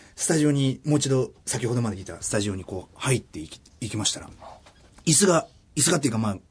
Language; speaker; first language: Japanese; early bilingual, other home language; German